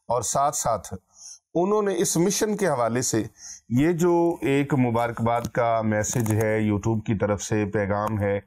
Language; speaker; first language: Urdu; non-native, local second language; Punjabi